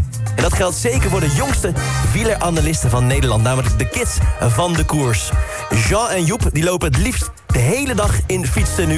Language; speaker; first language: Dutch; native; Dutch